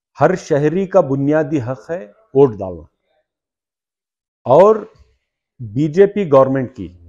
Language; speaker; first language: Hindi; non-native, local second language; Urdu